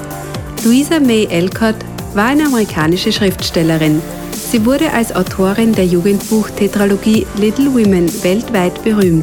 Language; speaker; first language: German; native; German